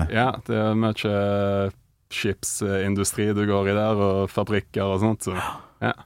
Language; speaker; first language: Norwegian; early bilingual, other home language; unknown